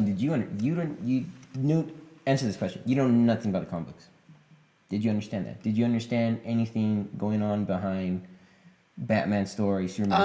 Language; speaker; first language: English; native; English